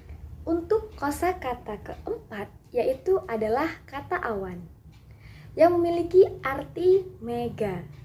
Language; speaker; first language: Indonesian; native; Indonesian